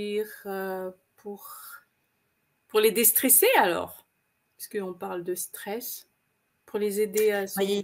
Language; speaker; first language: French; native; French